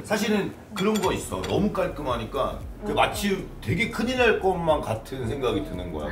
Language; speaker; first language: Korean; native; Korean